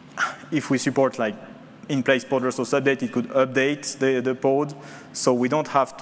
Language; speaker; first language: English; non-native, fluent; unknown